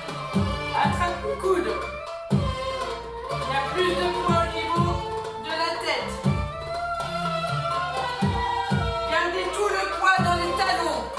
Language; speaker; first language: French; native; French